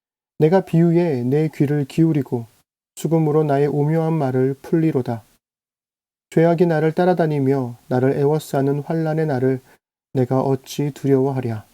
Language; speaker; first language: Korean; native; Korean